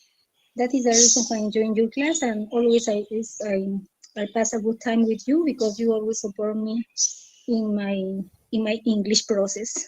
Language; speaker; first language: English; non-native, learner; Spanish